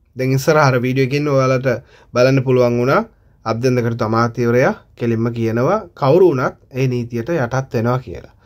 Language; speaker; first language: Sinhala; non-native, local second language; Tamil